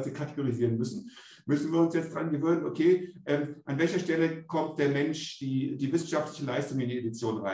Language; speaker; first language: German; native; German